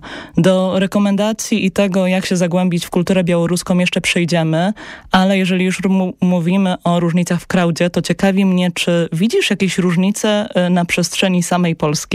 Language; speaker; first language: Polish; native; Polish